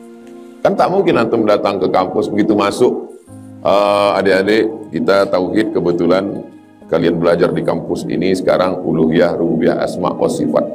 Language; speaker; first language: Indonesian; native; Indonesian